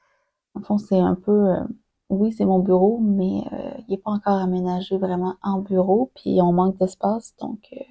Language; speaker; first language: French; native; French